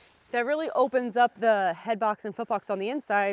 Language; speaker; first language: English; native; English